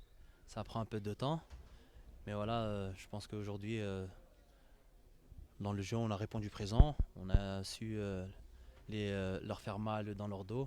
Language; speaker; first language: French; native; French